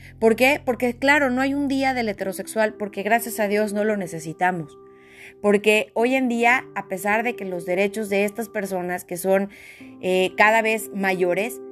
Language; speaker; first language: Spanish; native; Spanish